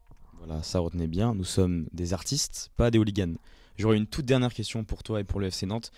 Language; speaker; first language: French; native; French